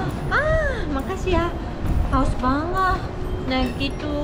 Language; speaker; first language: Indonesian; non-native, fluent; Japanese